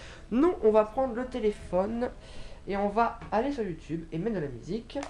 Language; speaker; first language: French; native; French